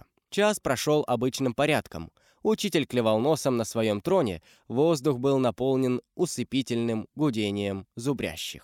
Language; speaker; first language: Russian; native; Russian